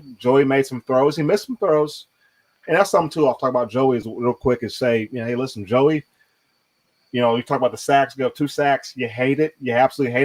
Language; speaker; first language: English; native; English